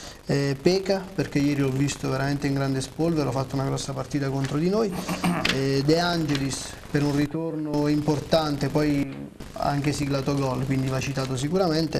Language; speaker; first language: Italian; native; Italian